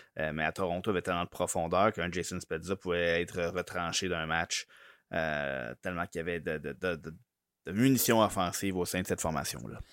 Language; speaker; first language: French; native; French